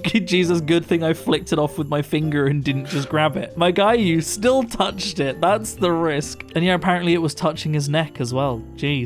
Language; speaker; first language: English; native; English